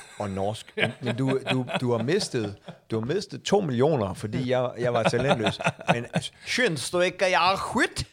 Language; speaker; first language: Danish; native; Danish